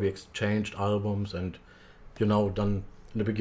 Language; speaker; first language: English; non-native, learner; German